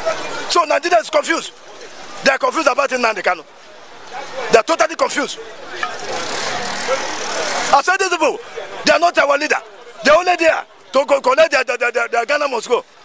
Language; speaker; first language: English; non-native, local second language; Igbo